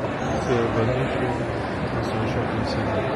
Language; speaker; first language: English; non-native, learner; Chinese